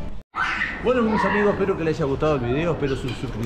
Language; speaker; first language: Spanish; native; Spanish